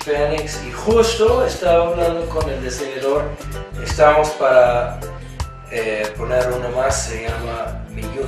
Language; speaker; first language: Spanish; non-native, fluent; English